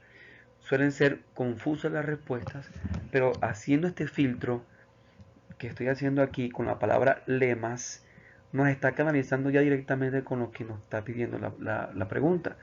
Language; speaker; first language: Spanish; native; Spanish